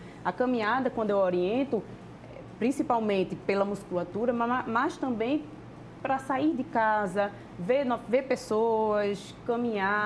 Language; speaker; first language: Portuguese; native; Portuguese